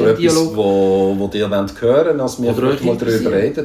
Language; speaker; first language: German; native; German